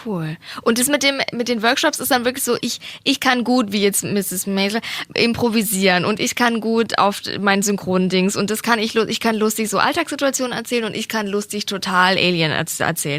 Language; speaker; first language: German; native; German